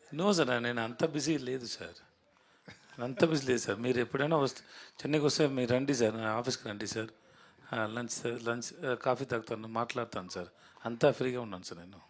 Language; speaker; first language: Telugu; non-native, learner; Tamil